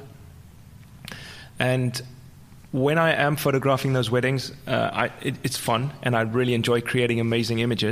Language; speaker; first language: English; native; English